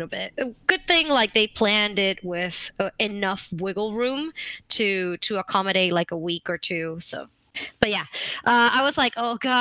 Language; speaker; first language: English; non-native, fluent; Spanish